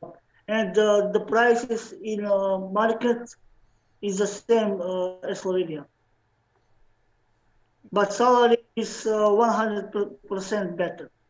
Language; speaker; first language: English; non-native, learner; Slovenian